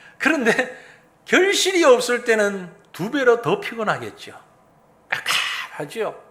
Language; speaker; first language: Korean; native; Korean